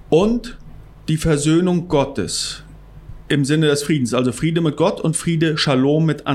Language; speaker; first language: German; non-native, local second language; Plautdietsch